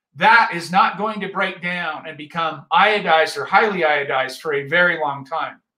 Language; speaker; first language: English; native; English